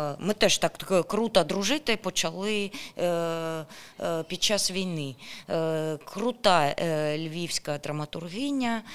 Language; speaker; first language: Ukrainian; non-native, local second language; Russian